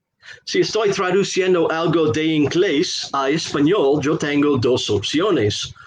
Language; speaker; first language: Spanish; non-native, fluent; English